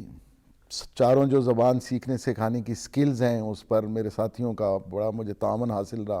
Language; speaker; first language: Urdu; non-native, local second language; Punjabi